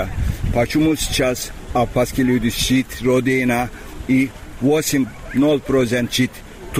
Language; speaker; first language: Russian; non-native, learner; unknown